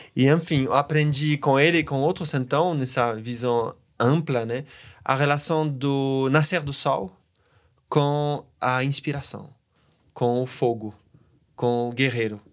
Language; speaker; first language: Portuguese; non-native, fluent; French